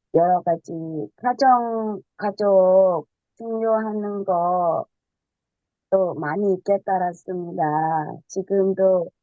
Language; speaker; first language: Korean; non-native, learner; Thai